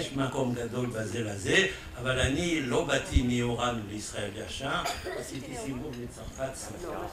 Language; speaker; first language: Hebrew; non-native, fluent; French